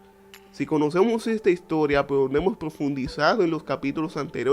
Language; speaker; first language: Spanish; native; Spanish